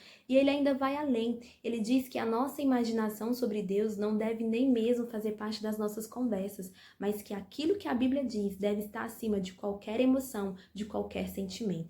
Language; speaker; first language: Portuguese; native; Portuguese